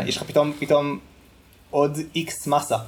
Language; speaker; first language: Hebrew; native; Hebrew